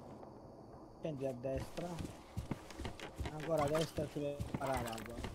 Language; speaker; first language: Italian; native; Italian